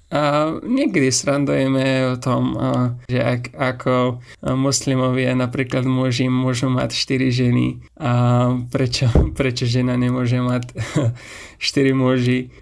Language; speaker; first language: Slovak; non-native, fluent; Persian